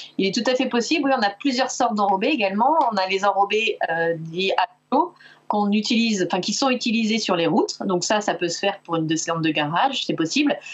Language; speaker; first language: French; native; French